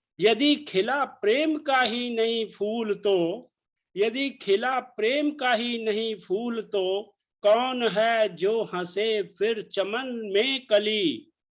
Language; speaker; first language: Hindi; native; Hindi